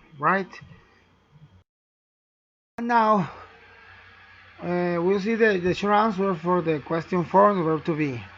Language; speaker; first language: English; non-native, learner; Spanish